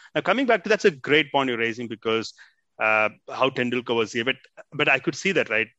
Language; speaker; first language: English; non-native, local second language; Tamil